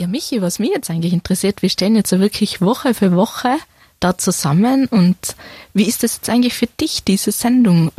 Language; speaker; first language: German; native; German